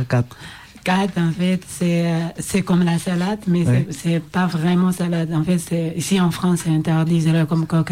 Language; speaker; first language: French; non-native, learner; Oromo